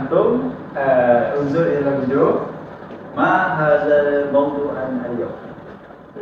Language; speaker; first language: Arabic; non-native, learner; Malay